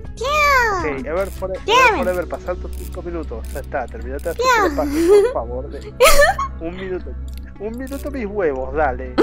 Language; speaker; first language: Spanish; native; Spanish